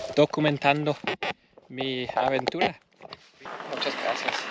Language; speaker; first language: Spanish; non-native, learner; English